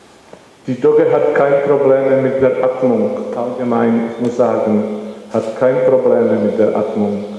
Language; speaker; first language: German; non-native, learner; Czech